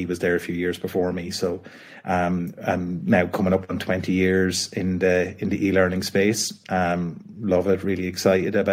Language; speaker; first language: English; native; English